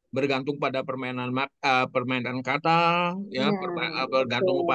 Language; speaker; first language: Indonesian; native; Indonesian